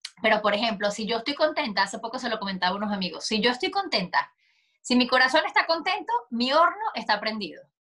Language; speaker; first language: Spanish; native; Spanish